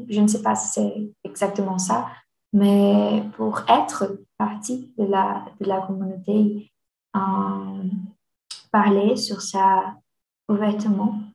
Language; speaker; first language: French; non-native, learner; Portuguese